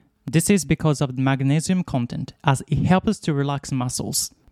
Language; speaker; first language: English; non-native, fluent; Japanese